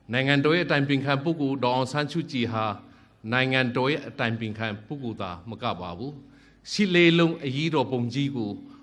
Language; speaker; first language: Burmese; non-native, local second language; Hakha Chin